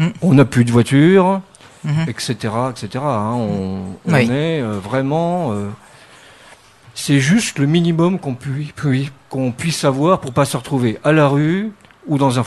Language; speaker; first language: French; native; French